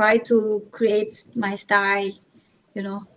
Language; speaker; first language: English; non-native, learner; Thai